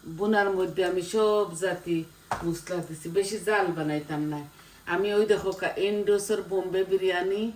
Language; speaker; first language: Bangla; native; Bangla